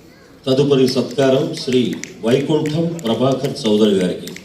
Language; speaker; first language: Telugu; native; Telugu